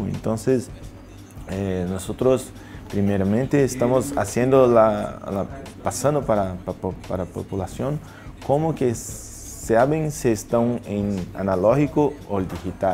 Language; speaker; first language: Spanish; non-native, learner; Portuguese